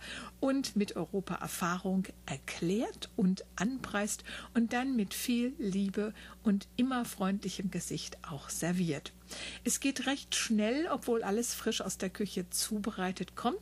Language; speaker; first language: German; native; German